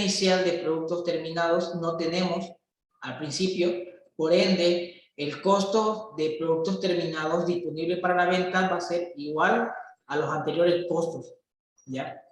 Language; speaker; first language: Spanish; native; Spanish